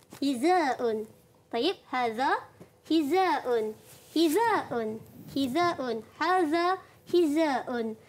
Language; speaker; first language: Arabic; non-native, fluent; Malay